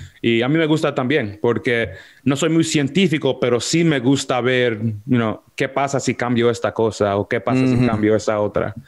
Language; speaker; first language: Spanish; early bilingual, heritage; Spanish